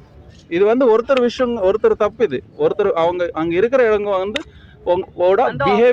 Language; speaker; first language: Tamil; native; Tamil